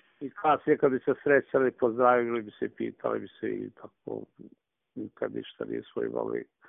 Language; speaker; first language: Serbian; native; Serbian